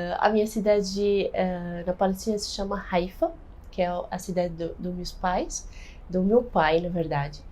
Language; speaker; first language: Portuguese; non-native, fluent; Arabic